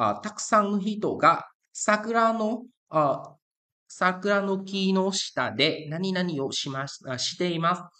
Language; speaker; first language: Japanese; non-native, fluent; Vietnamese